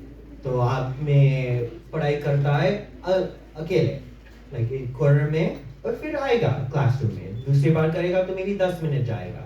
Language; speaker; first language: Hindi; early bilingual, heritage; English